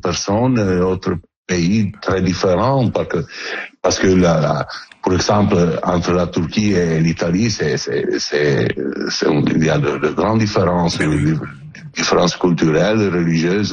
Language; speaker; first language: French; non-native, learner; Italian